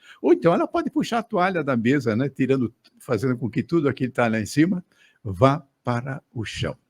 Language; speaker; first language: Portuguese; native; Portuguese